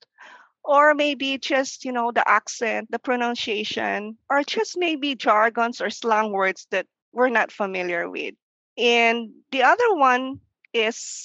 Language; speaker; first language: English; non-native, local second language; Filipino